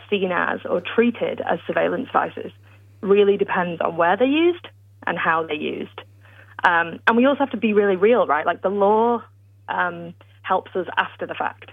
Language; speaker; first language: English; native; English